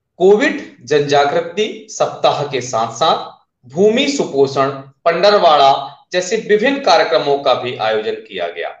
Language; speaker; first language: Hindi; non-native, local second language; Marathi